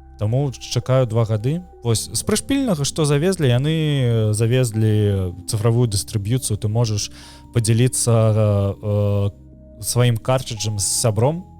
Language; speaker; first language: Belarusian; native; Belarusian